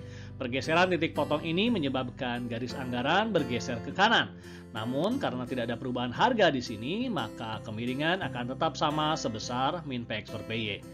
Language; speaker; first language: Indonesian; native; Indonesian